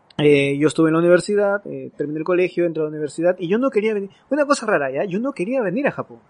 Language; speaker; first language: Spanish; native; Spanish